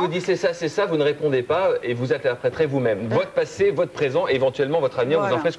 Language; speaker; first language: French; native; French